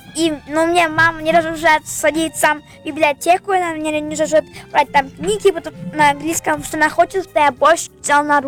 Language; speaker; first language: Russian; early bilingual, heritage; Russian